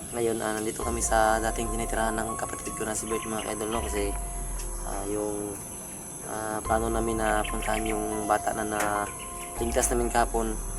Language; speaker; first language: Filipino; non-native, local second language; Cebuano